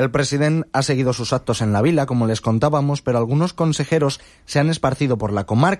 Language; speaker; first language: Spanish; native; Spanish